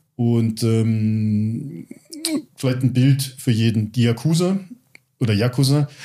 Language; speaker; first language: German; early bilingual, other home language; English